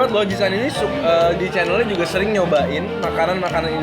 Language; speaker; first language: Indonesian; native; Indonesian